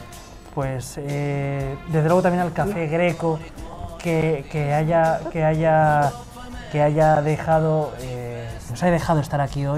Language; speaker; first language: Spanish; native; Spanish